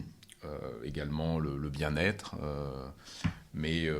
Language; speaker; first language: French; native; French